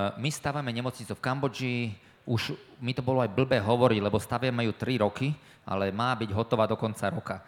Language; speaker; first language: Slovak; native; Slovak